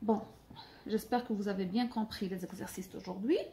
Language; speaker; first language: French; non-native, local second language; Arabic